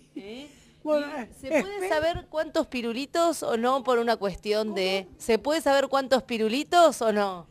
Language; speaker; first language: Spanish; native; Spanish